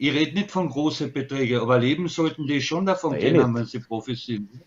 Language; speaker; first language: German; native; German